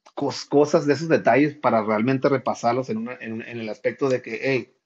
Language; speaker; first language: Spanish; native; Spanish